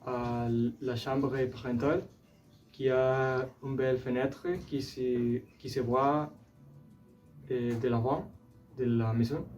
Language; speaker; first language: French; non-native, learner; Spanish